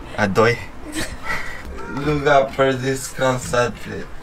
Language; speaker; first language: Portuguese; non-native, learner; Japanese